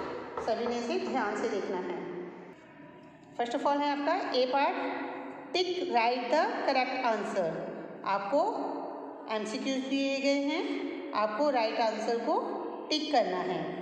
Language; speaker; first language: Hindi; native; Hindi